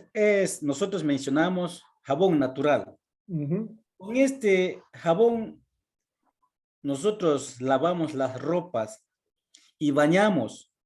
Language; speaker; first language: Spanish; non-native, local second language; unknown